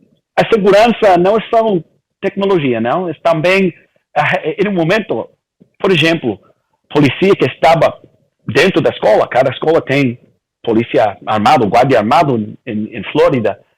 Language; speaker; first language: Portuguese; early bilingual, heritage; Portuguese